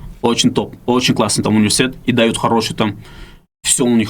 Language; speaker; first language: Russian; non-native, local second language; Uzbek